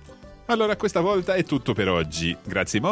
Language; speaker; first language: Italian; non-native, fluent; English